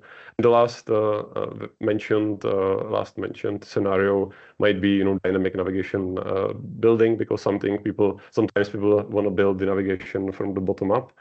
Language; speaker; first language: English; non-native, fluent; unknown